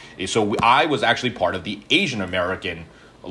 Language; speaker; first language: English; early bilingual, other home language; Malayalam